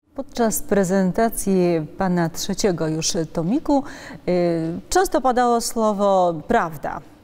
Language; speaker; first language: Polish; native; Polish